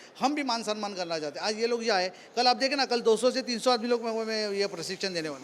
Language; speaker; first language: Hindi; non-native, local second language; Marathi